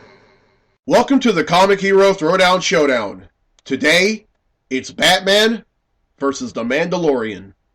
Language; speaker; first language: English; native; English